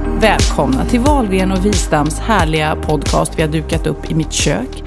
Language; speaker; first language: Swedish; native; Swedish